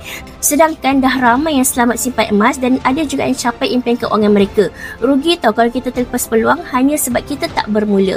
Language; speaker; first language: Malay; native; Malay